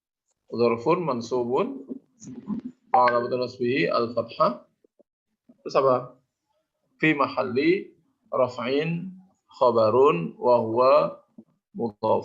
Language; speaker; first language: Arabic; non-native, learner; Indonesian